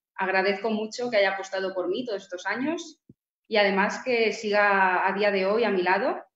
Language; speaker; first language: Spanish; native; Spanish